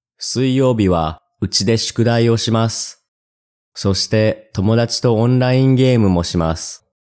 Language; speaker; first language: Japanese; non-native, learner; English